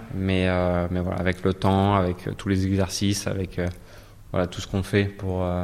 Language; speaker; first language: French; native; French